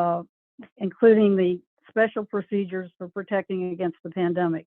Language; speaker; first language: English; native; English